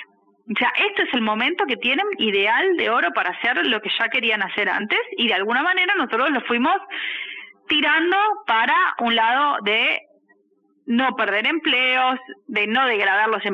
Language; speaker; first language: Spanish; native; Spanish